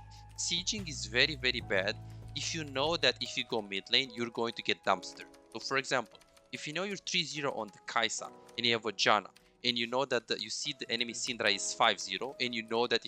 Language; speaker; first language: English; non-native, fluent; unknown